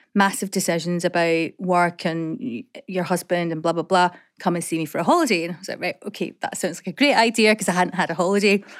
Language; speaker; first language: English; native; English